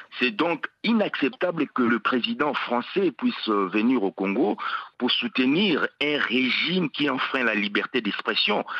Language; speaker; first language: French; non-native, local second language; Lingala